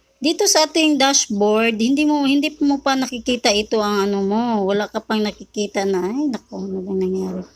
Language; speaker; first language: Filipino; native; Filipino